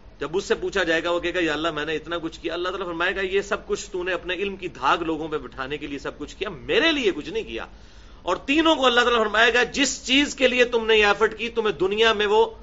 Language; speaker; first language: Urdu; native; Urdu